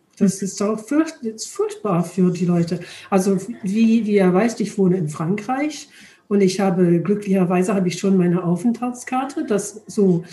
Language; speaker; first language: German; non-native, learner; English